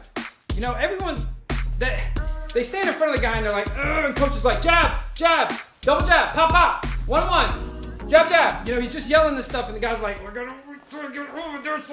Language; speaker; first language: English; native; English